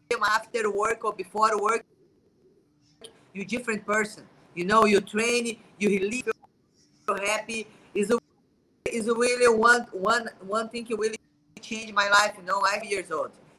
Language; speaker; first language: English; non-native, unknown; Portuguese